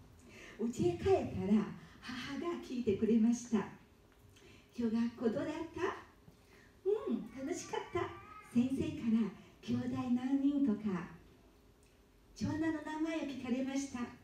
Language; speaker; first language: Japanese; early bilingual, heritage; Japanese